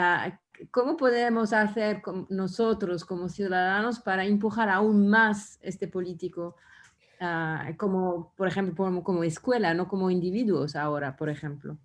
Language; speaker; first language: Spanish; non-native, fluent; French